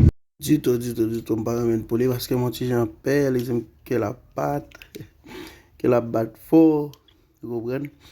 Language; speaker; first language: French; non-native, learner; Haitian Creole